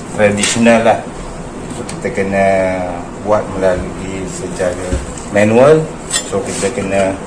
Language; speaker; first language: Malay; non-native, local second language; Javanese